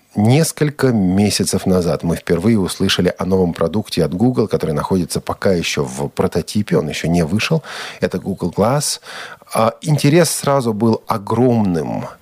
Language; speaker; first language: Russian; native; Russian